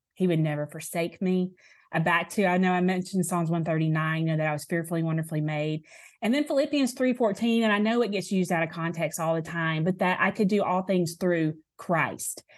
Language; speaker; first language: English; native; English